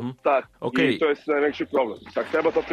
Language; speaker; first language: Polish; non-native, learner; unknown